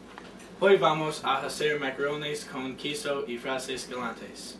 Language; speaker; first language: Spanish; non-native, learner; English